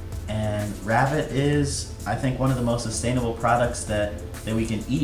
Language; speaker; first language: English; native; English